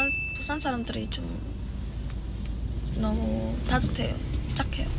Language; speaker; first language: Korean; non-native, fluent; Filipino